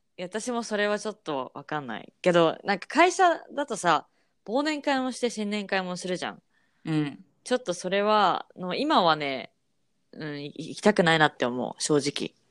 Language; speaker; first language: Japanese; native; Japanese